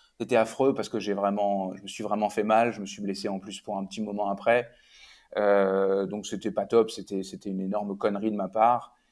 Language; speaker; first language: French; native; French